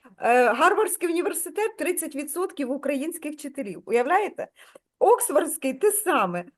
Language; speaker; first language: Ukrainian; native; Ukrainian